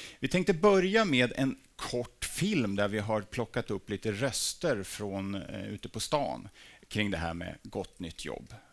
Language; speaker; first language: Swedish; native; Swedish